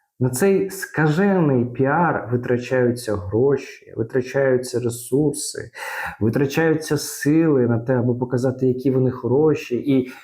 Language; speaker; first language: Ukrainian; native; Ukrainian